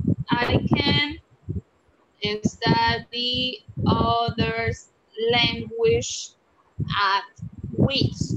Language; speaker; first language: English; non-native, learner; Spanish